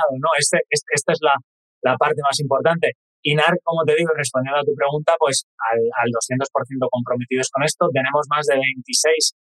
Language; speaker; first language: Spanish; native; Spanish